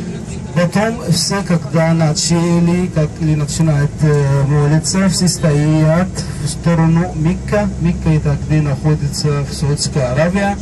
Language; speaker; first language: Russian; non-native, fluent; Arabic